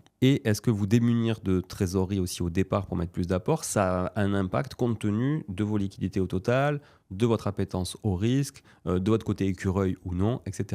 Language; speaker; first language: French; native; French